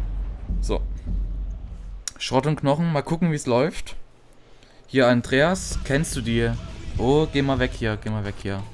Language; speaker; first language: German; native; German